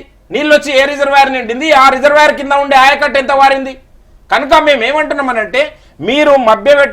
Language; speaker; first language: Telugu; native; Telugu